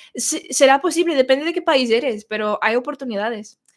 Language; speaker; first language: Spanish; non-native, fluent; Russian